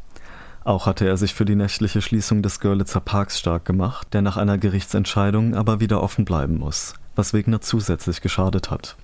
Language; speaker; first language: German; native; German